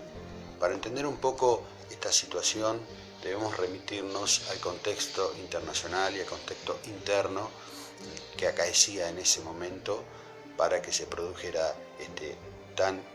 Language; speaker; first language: Spanish; native; Spanish